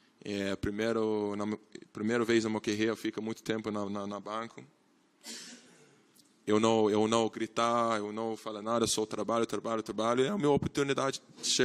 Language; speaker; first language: Portuguese; non-native, learner; English